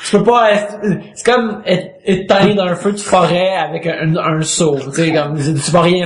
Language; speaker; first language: French; native; French